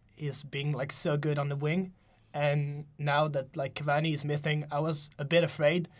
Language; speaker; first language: English; non-native, fluent; French